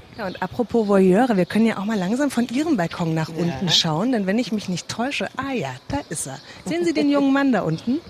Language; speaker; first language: German; native; German